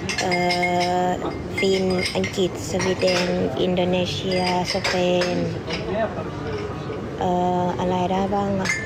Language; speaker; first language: Thai; early bilingual, heritage; Thai